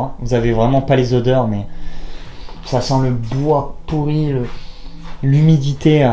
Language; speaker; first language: French; native; French